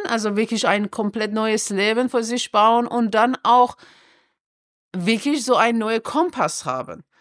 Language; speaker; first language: German; non-native, fluent; Persian